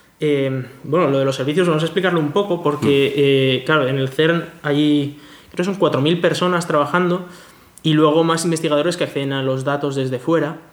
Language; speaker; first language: Spanish; native; Spanish